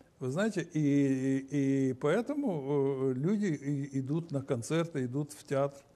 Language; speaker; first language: Russian; non-native, local second language; Romanian